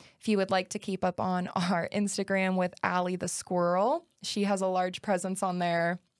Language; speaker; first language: English; native; English